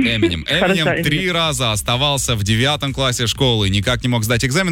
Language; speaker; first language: Russian; native; Russian